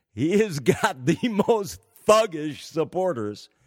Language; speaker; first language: English; native; English